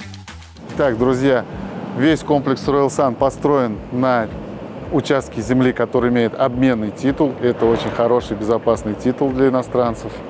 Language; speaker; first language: Russian; native; Russian